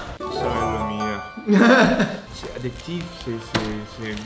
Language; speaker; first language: French; non-native, learner; English